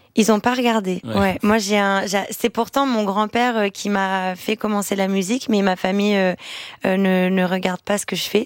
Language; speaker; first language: French; non-native, fluent; Portuguese